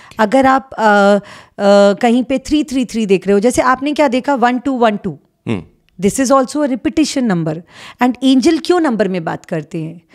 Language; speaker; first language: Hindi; native; Hindi